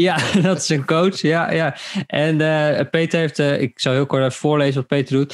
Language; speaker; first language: Dutch; native; Dutch